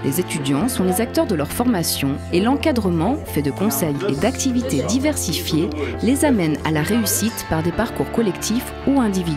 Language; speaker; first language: French; native; French